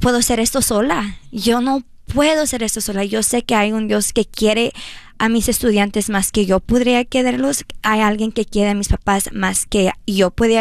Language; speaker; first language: Spanish; early bilingual, heritage; Spanish